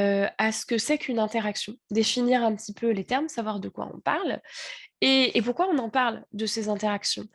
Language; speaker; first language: French; native; French